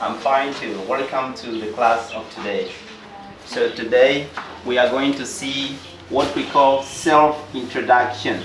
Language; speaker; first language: English; non-native, fluent; French